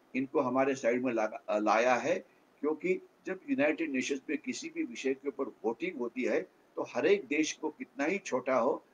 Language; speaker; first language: Hindi; non-native, local second language; Marathi